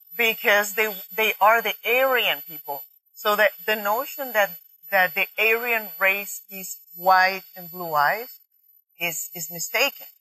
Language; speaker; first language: English; non-native, fluent; Spanish